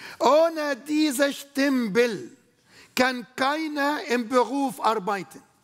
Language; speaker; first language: German; non-native, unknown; Arabic